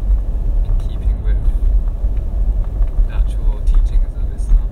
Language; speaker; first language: English; native; English